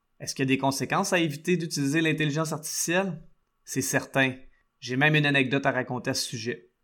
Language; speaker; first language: French; native; French